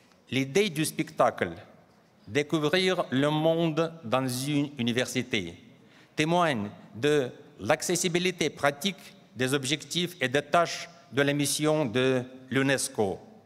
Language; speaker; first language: French; non-native, fluent; Russian